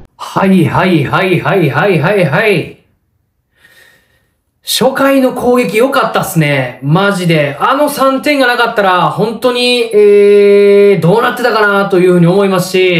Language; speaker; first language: Japanese; native; Japanese